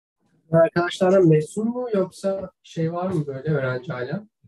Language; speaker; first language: Turkish; native; Turkish